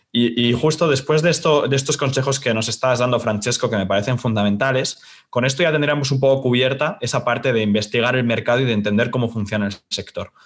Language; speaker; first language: Spanish; native; Spanish